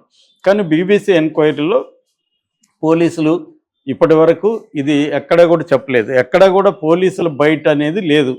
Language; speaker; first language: Telugu; native; Telugu